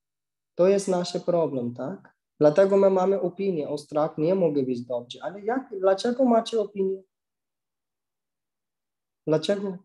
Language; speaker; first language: Polish; non-native, learner; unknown